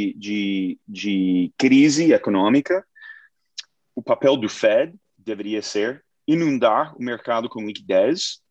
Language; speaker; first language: Portuguese; non-native, fluent; English